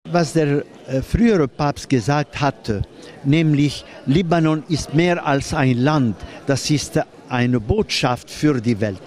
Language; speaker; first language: German; non-native, fluent; Arabic